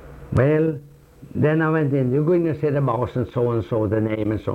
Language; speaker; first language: English; non-native, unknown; Swedish